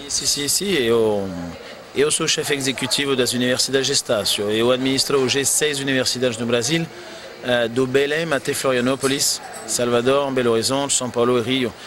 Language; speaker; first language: Portuguese; non-native, fluent; French